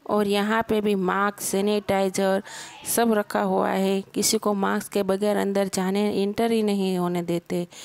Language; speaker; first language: Hindi; non-native, local second language; Gujarati